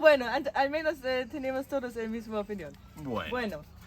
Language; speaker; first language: Spanish; non-native, fluent; German